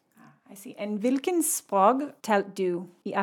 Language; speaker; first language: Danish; non-native, learner; English